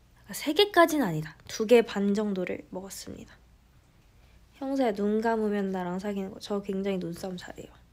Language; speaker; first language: Korean; native; Korean